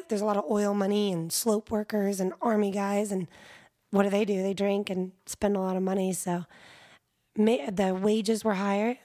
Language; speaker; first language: English; native; English